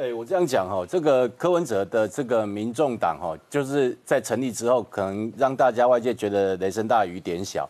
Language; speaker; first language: Chinese; native; Chinese